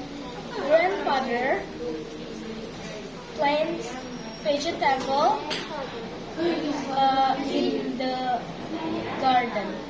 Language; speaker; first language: English; non-native, learner; Indonesian